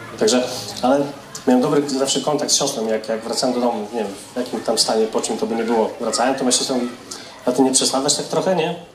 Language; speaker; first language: Polish; native; Polish